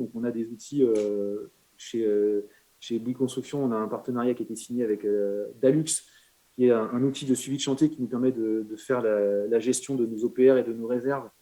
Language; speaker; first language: French; native; French